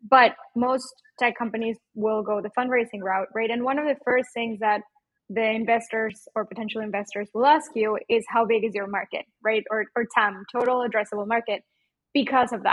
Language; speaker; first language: English; non-native, fluent; Spanish